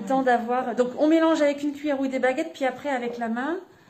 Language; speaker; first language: French; native; French